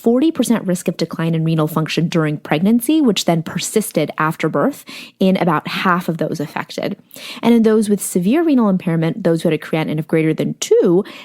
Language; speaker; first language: English; native; English